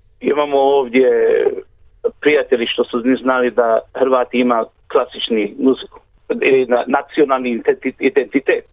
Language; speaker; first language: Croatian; early bilingual, heritage; Croatian